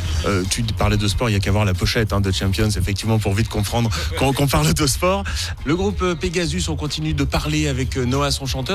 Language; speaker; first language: French; native; French